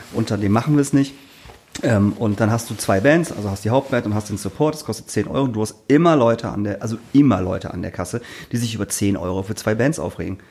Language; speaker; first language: German; native; German